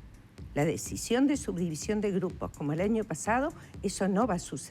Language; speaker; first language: Spanish; native; Spanish